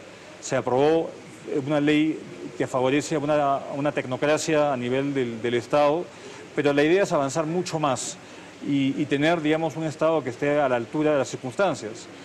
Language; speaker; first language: Spanish; native; Spanish